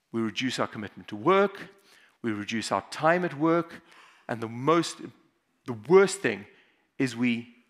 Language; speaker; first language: English; native; English